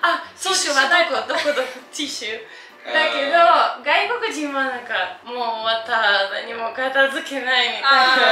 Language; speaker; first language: Japanese; non-native, learner; Russian